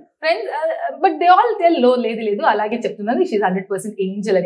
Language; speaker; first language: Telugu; non-native, learner; Tulu